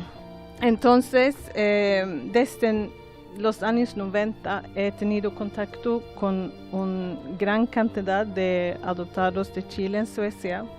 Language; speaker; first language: Spanish; non-native, learner; Swedish